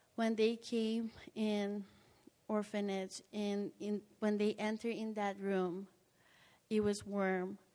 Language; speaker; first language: English; non-native, fluent; Romanian